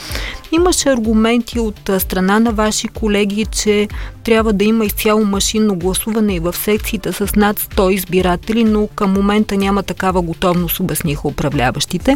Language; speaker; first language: Bulgarian; native; Bulgarian